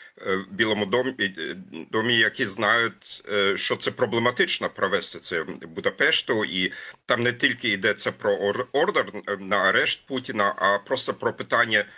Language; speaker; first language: Ukrainian; non-native, fluent; German